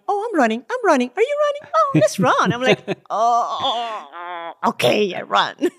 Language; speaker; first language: English; non-native, fluent; Spanish